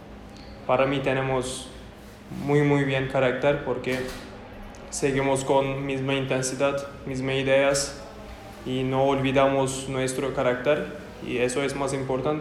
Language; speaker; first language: Spanish; non-native, learner; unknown